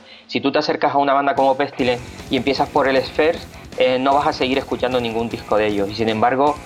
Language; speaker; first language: Spanish; native; Spanish